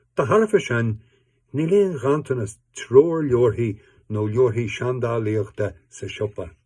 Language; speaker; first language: Irish; native; Irish